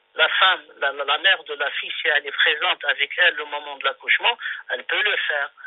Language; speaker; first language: French; non-native, local second language; Arabic